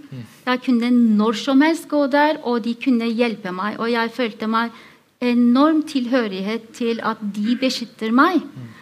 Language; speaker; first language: Norwegian; non-native, fluent; Turkish